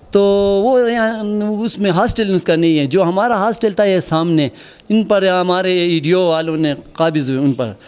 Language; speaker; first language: Urdu; non-native, local second language; Khowar